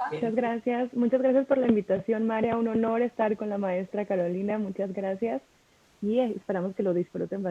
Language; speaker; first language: Spanish; native; Spanish